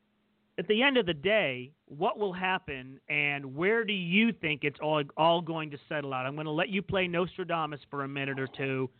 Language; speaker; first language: English; native; English